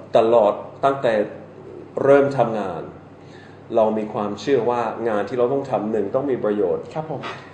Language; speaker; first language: Thai; non-native, fluent; English